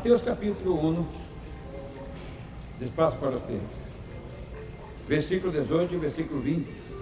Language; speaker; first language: Spanish; non-native, fluent; Portuguese